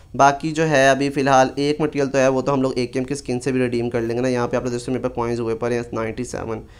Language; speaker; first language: Hindi; native; Hindi